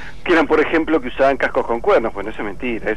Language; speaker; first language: Spanish; native; Spanish